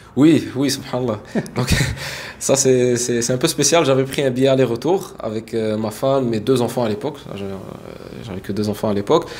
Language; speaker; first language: French; early bilingual, other home language; Arabic